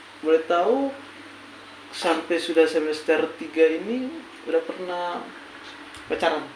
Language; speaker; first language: Indonesian; native; Indonesian